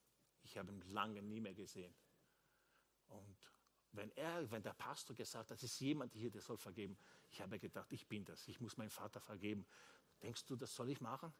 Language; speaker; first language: German; non-native, fluent; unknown